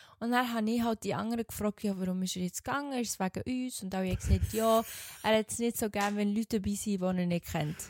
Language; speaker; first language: German; native; German